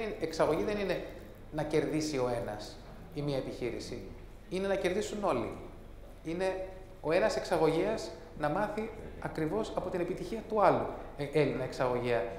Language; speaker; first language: Greek; native; Greek